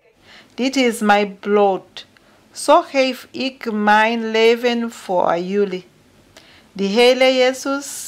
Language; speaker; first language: Dutch; non-native, learner; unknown